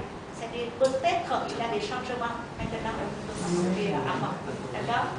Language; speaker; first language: French; non-native, learner; Vietnamese